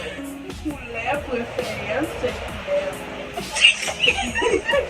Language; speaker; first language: French; non-native, learner; Haitian Creole